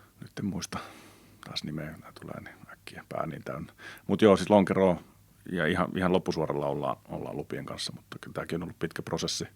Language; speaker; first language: Finnish; native; Finnish